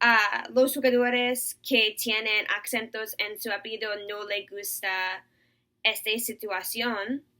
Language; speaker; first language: Spanish; non-native, learner; English